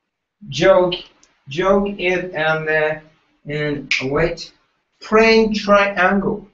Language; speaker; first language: English; non-native, learner; Japanese